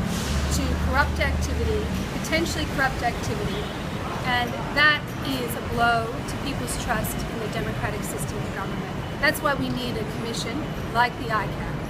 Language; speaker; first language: English; native; English